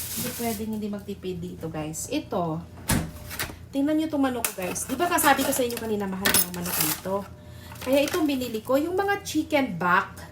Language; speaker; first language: Filipino; non-native, local second language; Cebuano